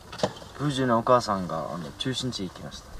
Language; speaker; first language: Japanese; non-native, fluent; Mongolian